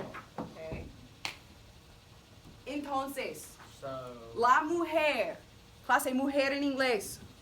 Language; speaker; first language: Spanish; non-native, fluent; English